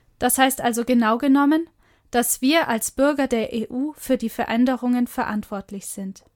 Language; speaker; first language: German; native; German